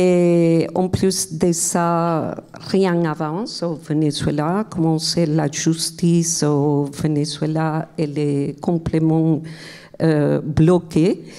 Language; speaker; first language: French; non-native, fluent; Spanish